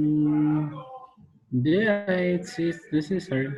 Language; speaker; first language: English; non-native, learner; Spanish